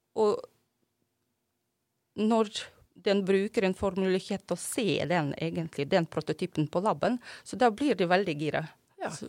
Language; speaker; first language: Norwegian; non-native, fluent; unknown